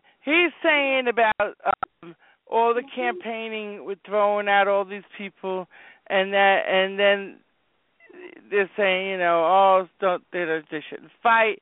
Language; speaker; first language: English; native; English